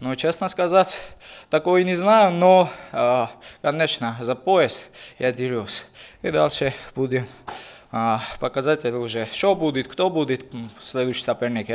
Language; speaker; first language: Russian; non-native, learner; Georgian